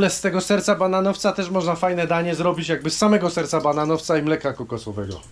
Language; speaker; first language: Polish; native; Polish